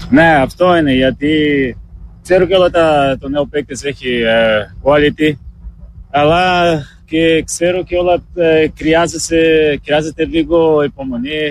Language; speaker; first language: Greek; non-native, learner; Portuguese